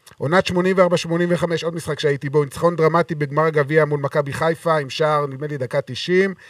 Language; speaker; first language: Hebrew; native; Hebrew